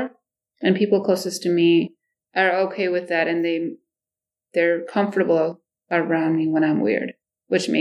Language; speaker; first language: English; non-native, local second language; Nepali